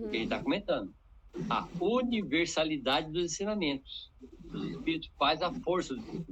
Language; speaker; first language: Portuguese; native; Portuguese